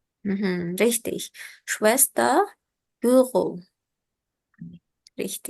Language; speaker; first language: German; non-native, fluent; Indonesian